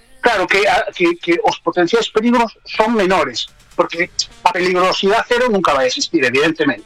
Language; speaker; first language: Galician; native; Galician